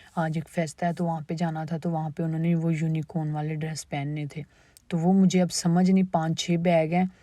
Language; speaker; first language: Urdu; native; Urdu